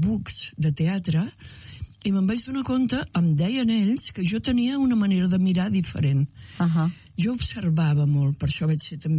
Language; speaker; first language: Catalan; native; Catalan